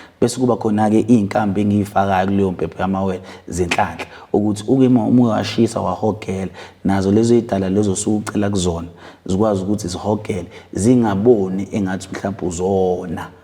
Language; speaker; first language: Zulu; native; Zulu